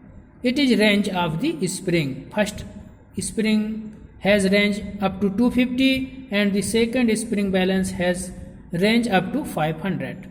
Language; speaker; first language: English; non-native, local second language; Hindi